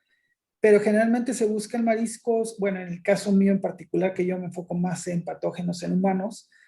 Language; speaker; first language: Spanish; native; Spanish